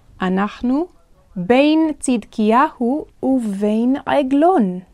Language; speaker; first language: Hebrew; non-native, fluent; English